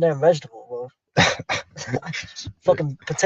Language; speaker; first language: English; native; English